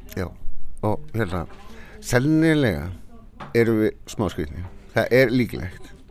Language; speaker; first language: Icelandic; native; Icelandic